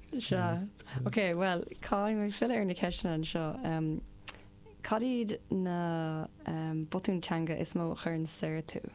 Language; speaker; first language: Irish; non-native, local second language; English